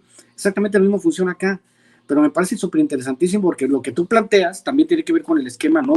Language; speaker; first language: Spanish; native; Spanish